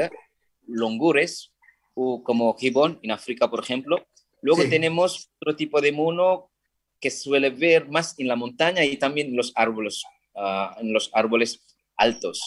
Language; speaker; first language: Spanish; non-native, fluent; Sinhala